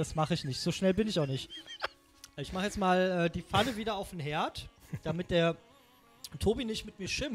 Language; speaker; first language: German; native; German